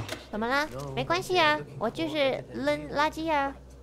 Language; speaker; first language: Chinese; early bilingual, heritage; Chinese